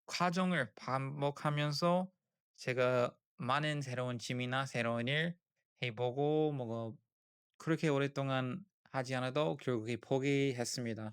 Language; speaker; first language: Korean; non-native, learner; English